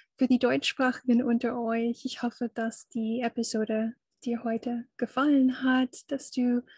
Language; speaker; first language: German; non-native, fluent; English